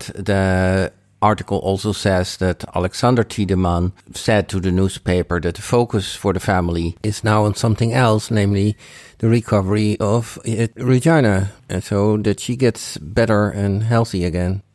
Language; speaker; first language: English; non-native, fluent; Dutch